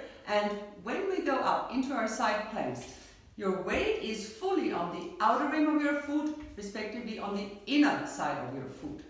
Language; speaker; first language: English; non-native, fluent; German